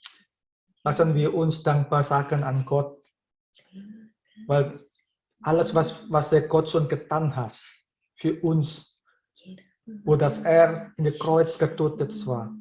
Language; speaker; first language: German; non-native, learner; Indonesian